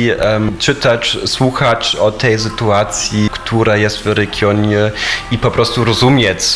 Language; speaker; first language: Polish; non-native, fluent; German